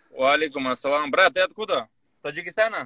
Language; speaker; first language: Russian; native; Russian